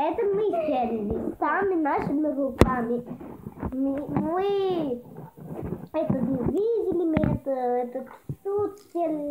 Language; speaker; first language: Russian; early bilingual, heritage; Russian